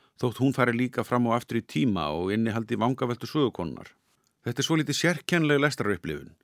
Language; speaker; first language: Icelandic; native; Icelandic